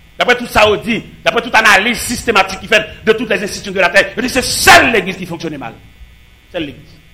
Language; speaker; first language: French; non-native, local second language; Haitian Creole